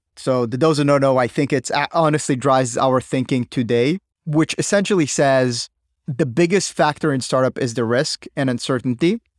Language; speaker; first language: English; non-native, fluent; Hebrew